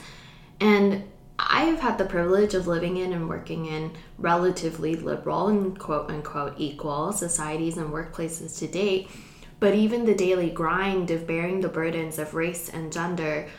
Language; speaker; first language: English; non-native, local second language; Cantonese